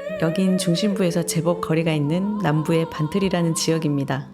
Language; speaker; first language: Korean; native; Korean